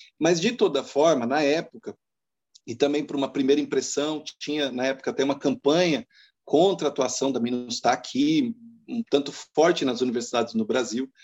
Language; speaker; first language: Portuguese; native; Portuguese